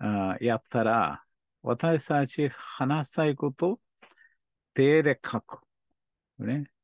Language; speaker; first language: Japanese; non-native, learner; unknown